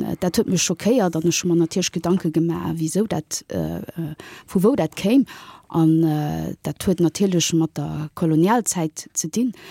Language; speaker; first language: Luxembourgish; early bilingual, other home language; Kabuverdianu